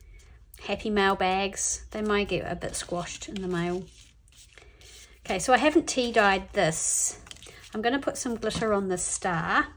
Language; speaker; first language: English; native; English